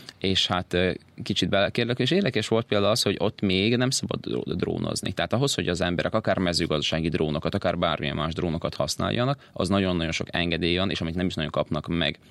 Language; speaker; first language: Hungarian; native; Hungarian